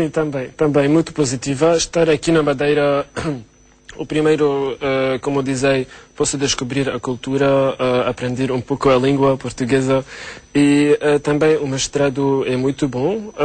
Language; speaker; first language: Portuguese; non-native, learner; Arabic